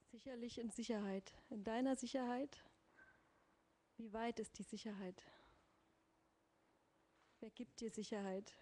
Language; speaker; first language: German; native; German